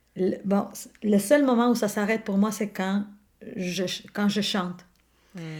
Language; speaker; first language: French; non-native, fluent; Spanish